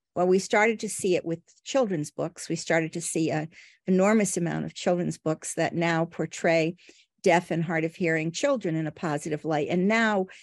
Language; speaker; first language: English; early bilingual, other home language; Portuguese